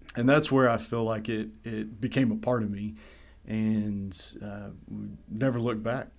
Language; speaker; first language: English; native; English